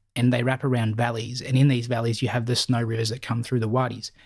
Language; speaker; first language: English; native; English